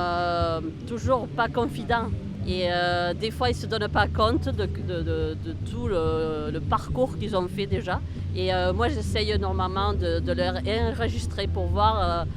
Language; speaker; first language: French; early bilingual, heritage; Spanish